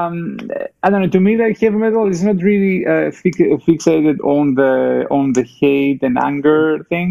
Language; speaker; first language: English; non-native, fluent; Greek